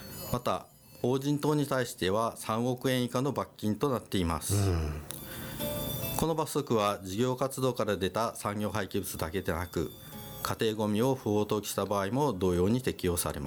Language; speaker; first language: Japanese; native; Japanese